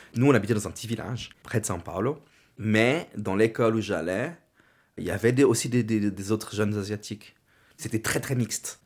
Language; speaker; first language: French; native; French